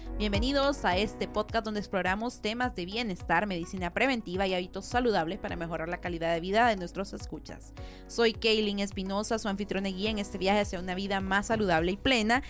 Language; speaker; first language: Spanish; native; Spanish